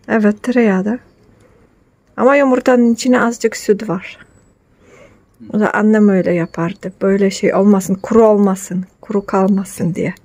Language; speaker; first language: Turkish; non-native, fluent; Polish